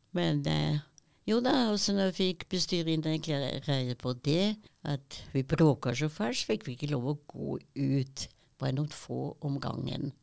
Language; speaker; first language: Norwegian; early bilingual, other home language; German